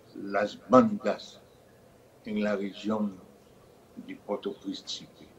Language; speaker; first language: Spanish; non-native, fluent; Haitian Creole